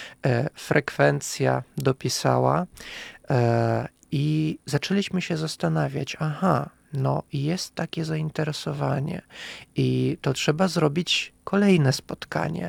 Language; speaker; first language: Polish; non-native, fluent; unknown